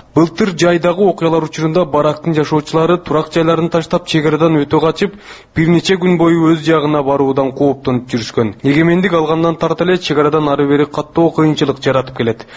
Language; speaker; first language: Kyrgyz; native; Kyrgyz